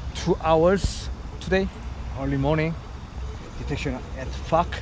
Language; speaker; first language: English; non-native, learner; Korean